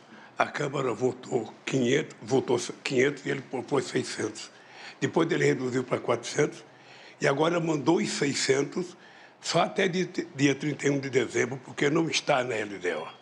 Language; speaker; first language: Portuguese; native; Portuguese